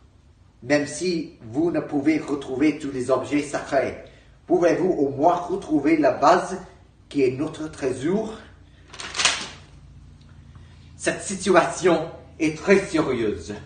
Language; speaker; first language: French; non-native, learner; English